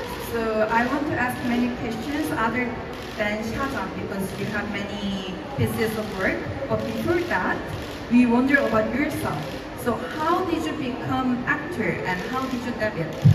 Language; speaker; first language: English; non-native, fluent; Korean